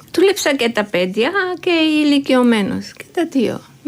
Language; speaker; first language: Greek; non-native, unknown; Georgian